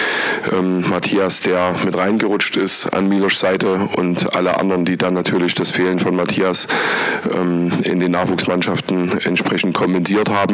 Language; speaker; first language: German; native; German